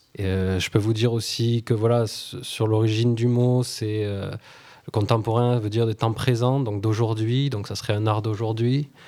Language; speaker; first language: French; native; French